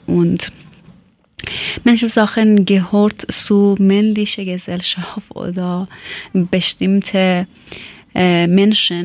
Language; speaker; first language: German; non-native, learner; Persian